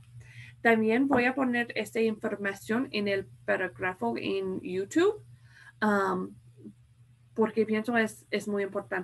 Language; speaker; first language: Spanish; non-native, fluent; English